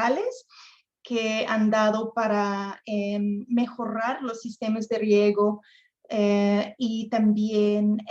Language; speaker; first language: Spanish; non-native, fluent; English